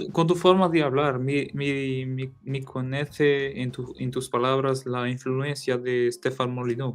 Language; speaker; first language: Spanish; non-native, learner; Portuguese